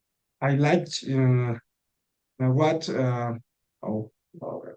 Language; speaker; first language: English; non-native, learner; Spanish